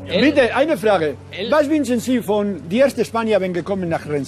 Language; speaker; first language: German; non-native, learner; Spanish